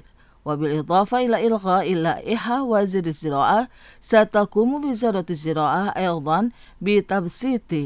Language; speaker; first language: Arabic; non-native, fluent; Indonesian